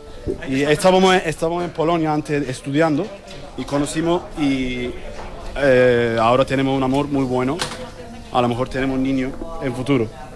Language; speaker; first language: Spanish; non-native, learner; Turkish